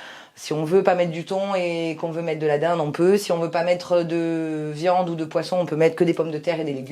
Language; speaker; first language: French; native; French